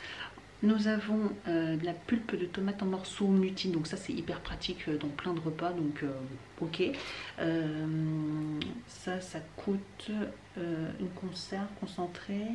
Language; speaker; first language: French; native; French